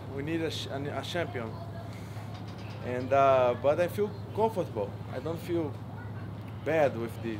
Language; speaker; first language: English; non-native, learner; Portuguese